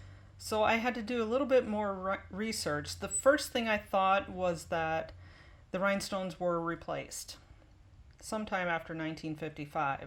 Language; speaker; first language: English; native; English